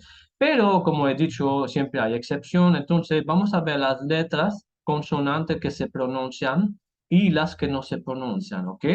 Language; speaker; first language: Spanish; non-native, fluent; French